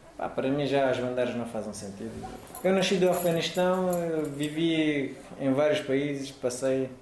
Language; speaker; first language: Portuguese; non-native, fluent; Persian